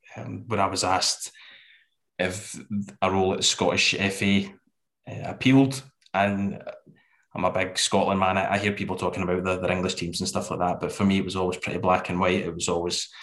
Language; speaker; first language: English; native; English